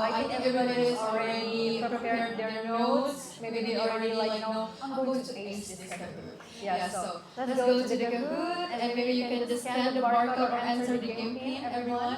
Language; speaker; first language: English; non-native, fluent; Indonesian